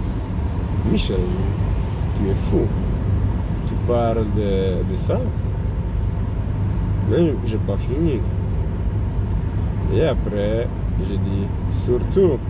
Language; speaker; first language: French; non-native, learner; Polish